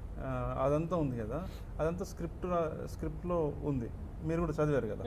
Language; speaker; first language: Telugu; native; Telugu